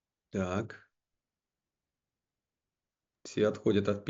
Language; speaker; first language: Russian; native; Russian